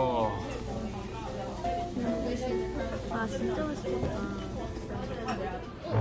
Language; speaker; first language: Korean; non-native, learner; Dutch